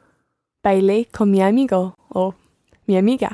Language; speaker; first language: Spanish; non-native, learner; English